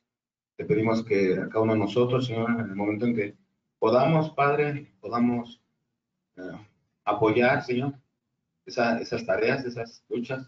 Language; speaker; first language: Spanish; native; Spanish